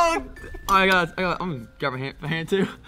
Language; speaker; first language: English; native; English